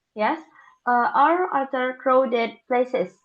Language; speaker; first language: English; non-native, learner; Indonesian